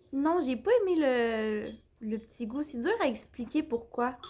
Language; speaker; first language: French; native; French